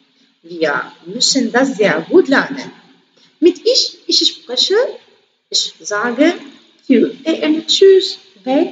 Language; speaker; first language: German; non-native, learner; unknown